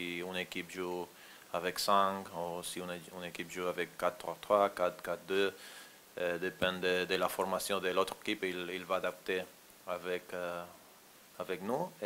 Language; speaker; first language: French; non-native, learner; Spanish